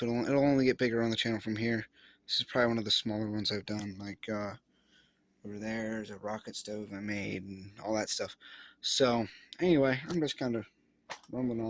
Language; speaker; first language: English; native; English